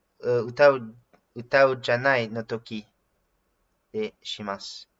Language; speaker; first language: Japanese; non-native, learner; English